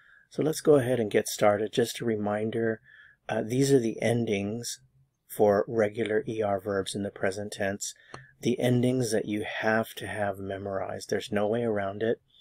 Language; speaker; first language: English; native; English